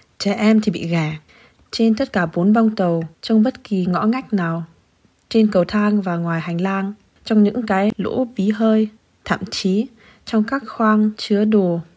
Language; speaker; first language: Vietnamese; early bilingual, heritage; Vietnamese